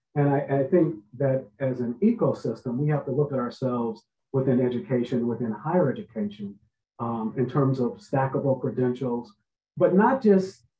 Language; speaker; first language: English; native; English